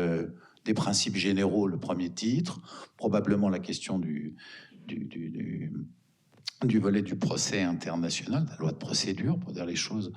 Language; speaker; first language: French; native; French